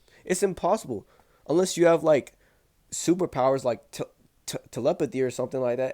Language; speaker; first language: English; native; English